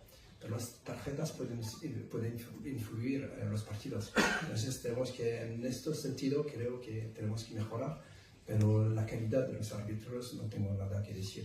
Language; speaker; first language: Spanish; non-native, fluent; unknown